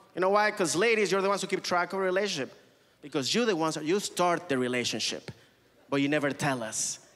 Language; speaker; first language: English; early bilingual, other home language; Spanish